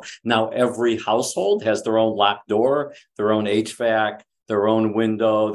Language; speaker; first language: English; native; English